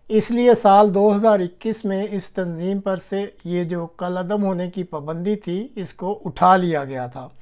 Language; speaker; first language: Urdu; non-native, local second language; Punjabi